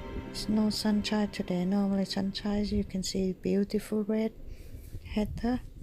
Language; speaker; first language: English; non-native, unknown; Thai